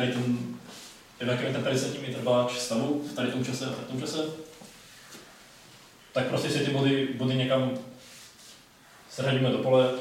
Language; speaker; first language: Czech; native; Czech